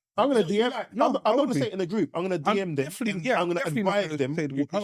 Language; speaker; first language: English; native; English